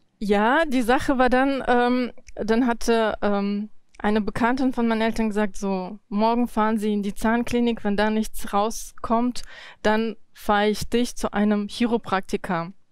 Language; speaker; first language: German; early bilingual, other home language; Russian